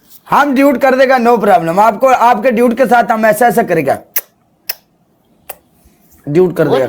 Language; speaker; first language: Hindi; non-native, local second language; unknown